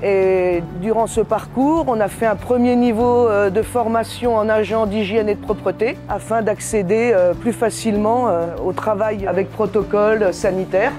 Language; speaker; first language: French; native; French